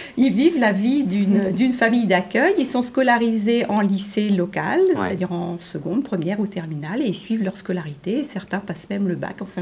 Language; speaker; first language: French; native; French